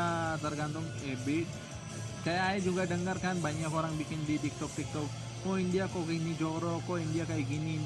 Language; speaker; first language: Indonesian; non-native, fluent; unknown